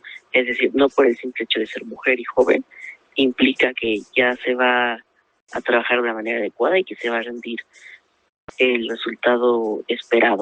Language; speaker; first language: Spanish; native; Spanish